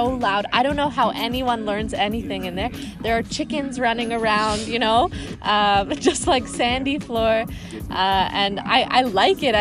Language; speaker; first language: English; native; English